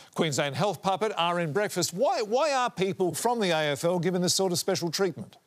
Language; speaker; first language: English; native; English